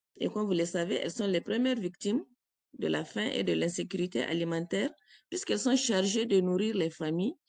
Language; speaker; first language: French; native; French